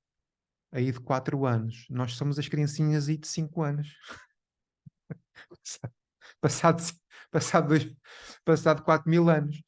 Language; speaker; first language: Portuguese; native; Portuguese